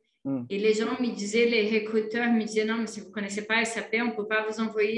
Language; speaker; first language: French; non-native, fluent; Portuguese